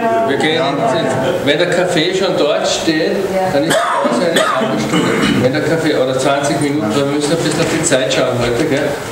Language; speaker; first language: German; native; German